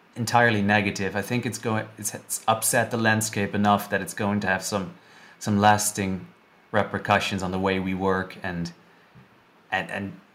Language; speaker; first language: English; non-native, fluent; Dutch